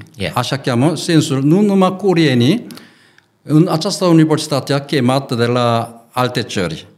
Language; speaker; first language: Romanian; non-native, learner; Korean